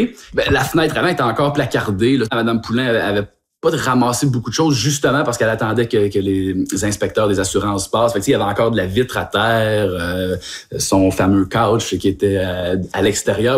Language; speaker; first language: French; native; French